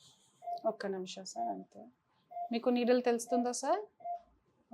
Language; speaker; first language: Telugu; non-native, fluent; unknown